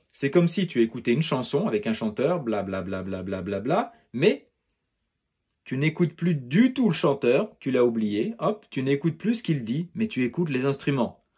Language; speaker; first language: French; native; French